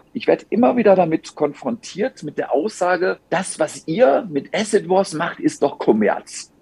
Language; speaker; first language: German; native; German